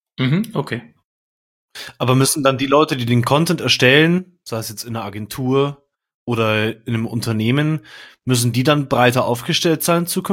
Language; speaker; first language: German; native; German